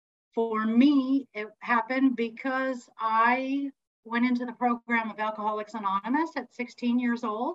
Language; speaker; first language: English; native; English